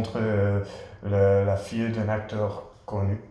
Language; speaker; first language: French; non-native, learner; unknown